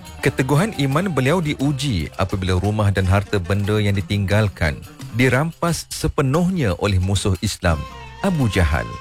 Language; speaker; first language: Malay; native; Malay